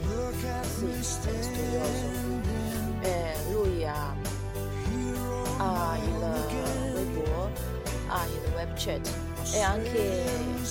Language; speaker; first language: Italian; non-native, learner; Chinese